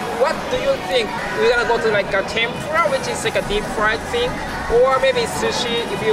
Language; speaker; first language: English; non-native, learner; Japanese